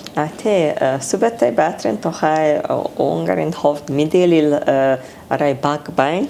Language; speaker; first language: Mongolian; non-native, fluent; Hungarian